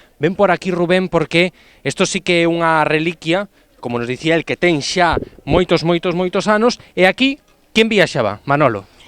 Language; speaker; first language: Galician; native; Galician